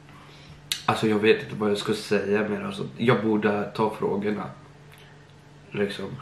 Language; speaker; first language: Swedish; early bilingual, other home language; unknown